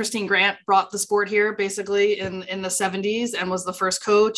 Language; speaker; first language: English; native; English